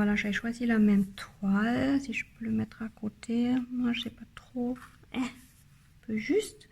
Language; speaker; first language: French; non-native, learner; German